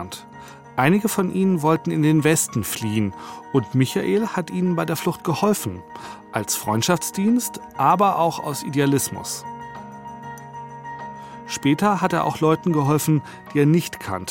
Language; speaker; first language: German; native; German